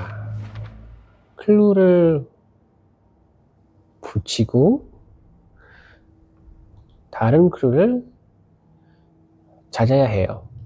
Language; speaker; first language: Korean; non-native, learner; Indonesian